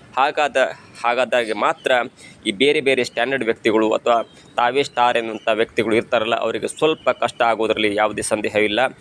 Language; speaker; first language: Kannada; native; Kannada